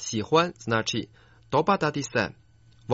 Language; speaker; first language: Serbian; non-native, fluent; Chinese